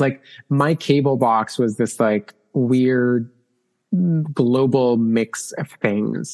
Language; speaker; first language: English; non-native, fluent; Spanish